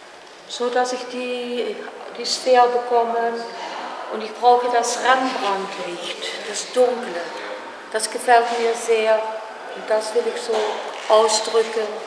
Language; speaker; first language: German; non-native, learner; Dutch